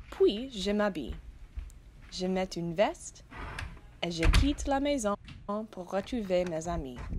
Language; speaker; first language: French; non-native, learner; English